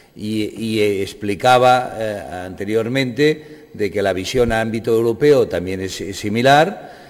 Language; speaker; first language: Spanish; non-native, local second language; Catalan